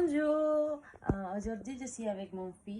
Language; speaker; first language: French; non-native, learner; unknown